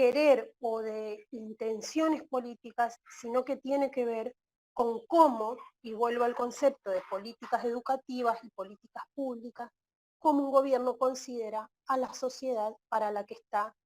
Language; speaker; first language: Spanish; native; Spanish